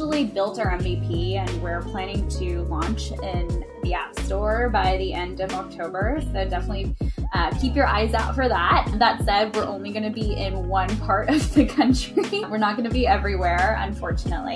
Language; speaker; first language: English; native; English